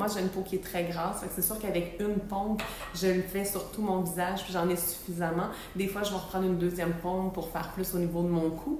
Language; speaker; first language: French; native; French